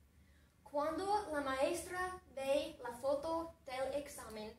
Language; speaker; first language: Spanish; non-native, fluent; English